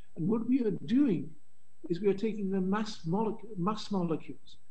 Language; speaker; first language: English; native; English